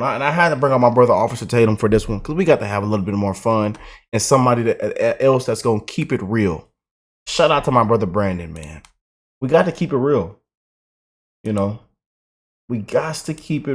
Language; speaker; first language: English; native; English